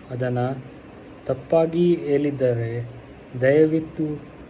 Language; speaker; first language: Kannada; non-native, learner; Hindi